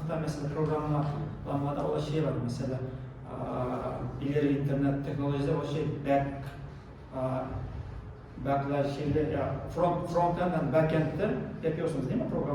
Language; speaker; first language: Turkish; non-native, learner; Kazakh